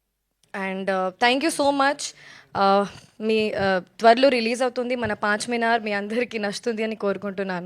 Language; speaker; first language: Telugu; non-native, learner; Hindi